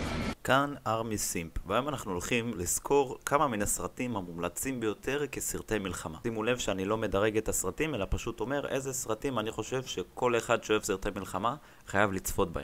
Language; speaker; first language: Hebrew; native; Hebrew